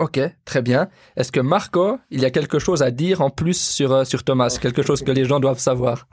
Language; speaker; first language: French; native; French